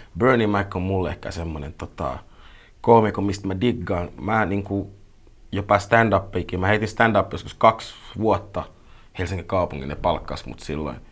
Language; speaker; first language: Finnish; early bilingual, other home language; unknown